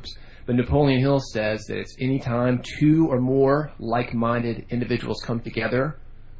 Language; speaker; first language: English; native; English